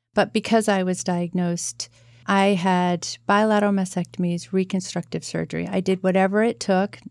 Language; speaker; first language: English; native; English